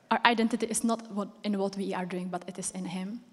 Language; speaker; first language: English; non-native, fluent; Czech